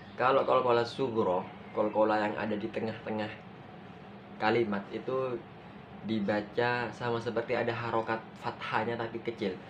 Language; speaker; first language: Indonesian; non-native, local second language; Madurese